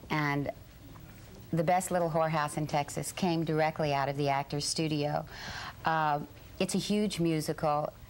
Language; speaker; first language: English; native; English